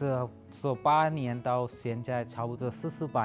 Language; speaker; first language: Chinese; non-native, fluent; Hindi